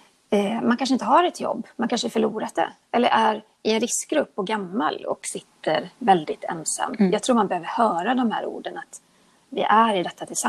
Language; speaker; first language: Swedish; native; Swedish